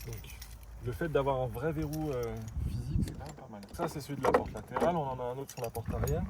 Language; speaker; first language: French; native; French